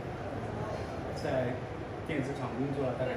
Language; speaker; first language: Chinese; native; Chinese